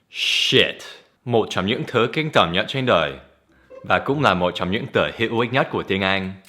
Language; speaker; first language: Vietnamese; non-native, fluent; English